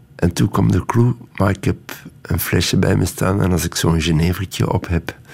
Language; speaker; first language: Dutch; native; Dutch